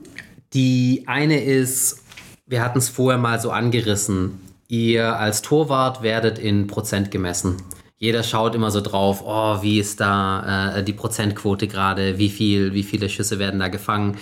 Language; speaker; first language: German; native; German